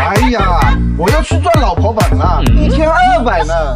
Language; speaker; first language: Chinese; native; Chinese